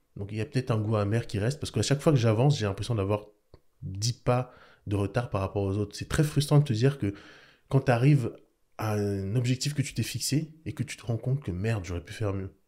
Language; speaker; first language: French; early bilingual, other home language; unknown